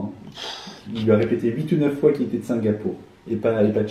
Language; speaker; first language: French; native; French